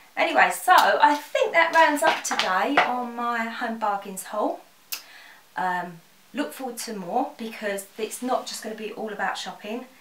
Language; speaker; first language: English; native; English